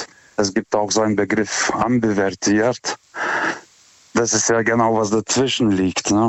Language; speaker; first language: German; non-native, fluent; Lithuanian